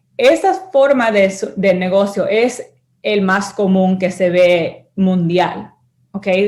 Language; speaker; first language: Spanish; early bilingual, heritage; Spanish